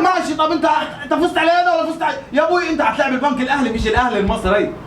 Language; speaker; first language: Arabic; native; Arabic